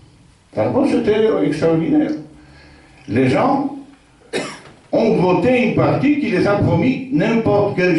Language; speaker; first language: French; non-native, fluent; Polish